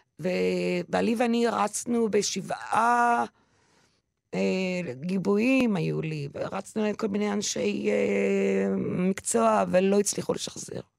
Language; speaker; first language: Hebrew; non-native, local second language; French